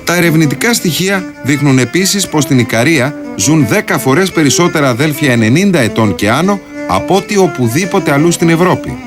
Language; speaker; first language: Greek; native; Greek